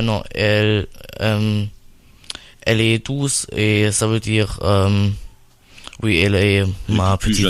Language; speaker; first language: French; non-native, learner; German